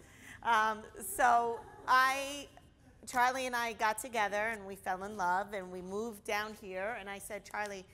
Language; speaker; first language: English; native; English